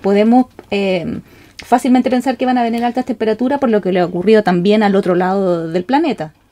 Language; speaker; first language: Spanish; native; Spanish